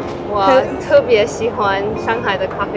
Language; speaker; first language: Chinese; non-native, learner; English